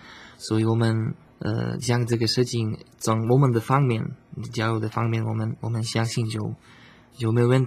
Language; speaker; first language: Chinese; non-native, learner; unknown